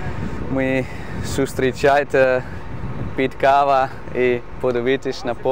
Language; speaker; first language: Ukrainian; non-native, learner; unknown